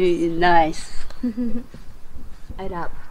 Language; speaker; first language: English; non-native, learner; Japanese